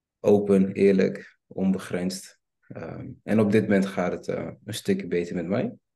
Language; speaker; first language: Dutch; early bilingual, other home language; Kinyarwanda